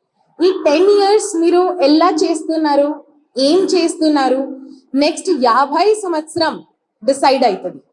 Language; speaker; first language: Telugu; non-native, fluent; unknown